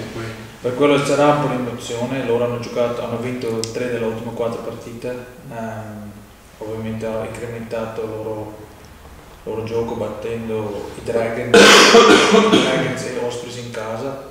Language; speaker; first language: Italian; non-native, fluent; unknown